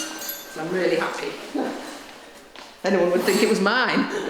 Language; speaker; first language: English; native; English